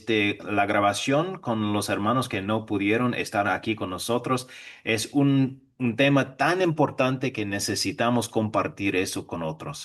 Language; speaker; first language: Spanish; non-native, fluent; English